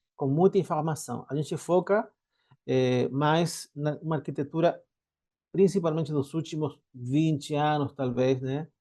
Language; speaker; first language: Portuguese; non-native, fluent; Spanish